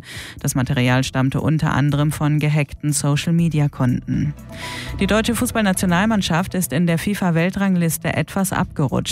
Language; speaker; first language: German; native; German